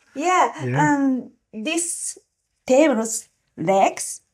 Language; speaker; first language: English; non-native, learner; Japanese